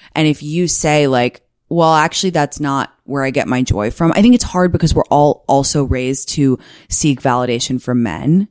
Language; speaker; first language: English; native; English